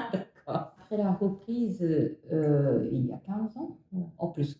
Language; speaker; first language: French; non-native, fluent; Japanese